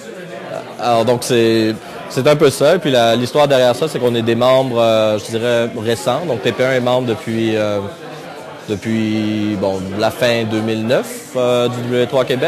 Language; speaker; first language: French; native; French